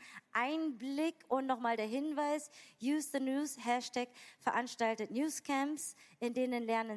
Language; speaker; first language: German; native; German